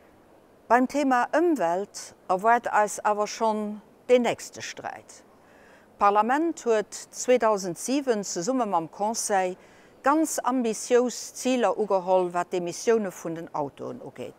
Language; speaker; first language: German; non-native, local second language; Luxembourgish